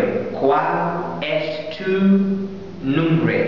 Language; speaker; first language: Spanish; non-native, learner; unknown